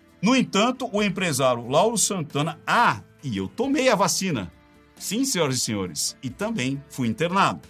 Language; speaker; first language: Portuguese; native; Portuguese